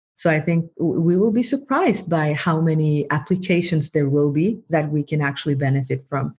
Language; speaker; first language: English; non-native, fluent; Norwegian